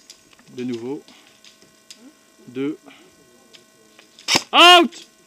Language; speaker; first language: French; native; French